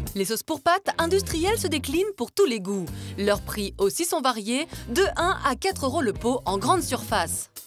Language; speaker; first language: French; native; French